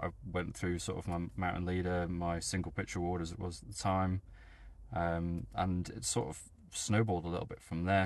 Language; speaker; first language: English; native; English